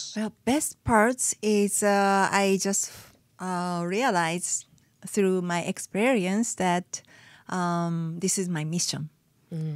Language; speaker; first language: English; non-native, fluent; Japanese